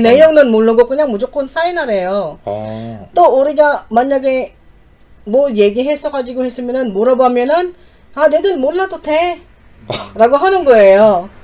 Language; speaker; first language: Korean; non-native, learner; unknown